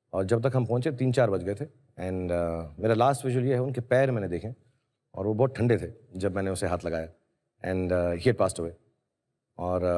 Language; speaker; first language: Hindi; native; Hindi